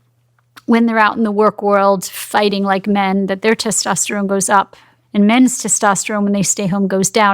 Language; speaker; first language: English; native; English